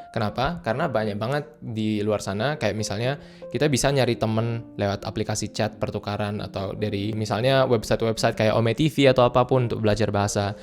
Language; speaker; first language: Indonesian; native; Indonesian